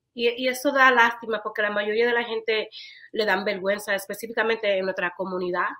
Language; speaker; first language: Spanish; early bilingual, heritage; Spanish